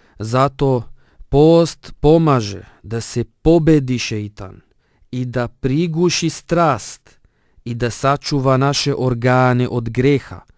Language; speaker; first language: Bosnian; non-native, fluent; Arabic